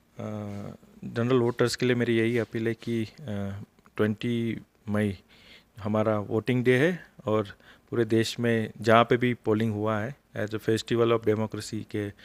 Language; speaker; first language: Hindi; non-native, local second language; Marathi